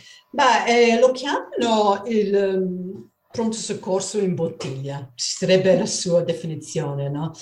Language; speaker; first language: Italian; non-native, fluent; English